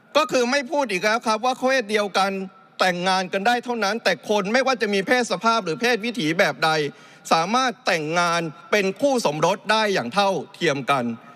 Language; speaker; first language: Thai; native; Thai